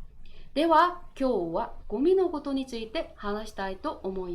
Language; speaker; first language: Japanese; non-native, fluent; Korean